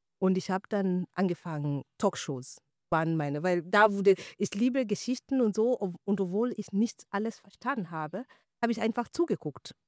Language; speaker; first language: German; non-native, fluent; Swahili